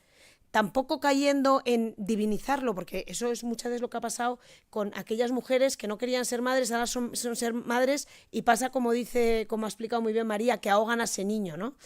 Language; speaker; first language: Spanish; native; Spanish